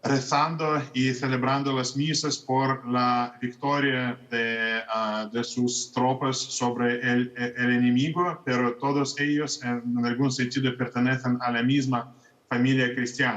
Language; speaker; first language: Spanish; non-native, fluent; Russian